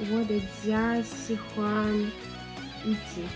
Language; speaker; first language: Chinese; non-native, learner; Russian